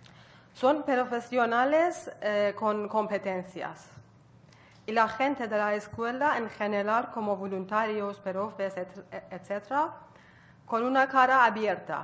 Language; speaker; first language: Spanish; non-native, learner; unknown